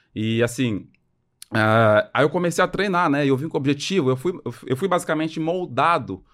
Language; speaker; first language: Portuguese; early bilingual, other home language; French